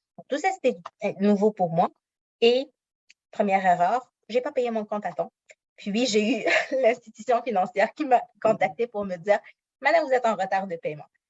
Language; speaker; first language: French; non-native, local second language; Arabic